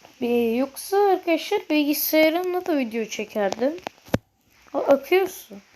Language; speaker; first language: Turkish; native; Turkish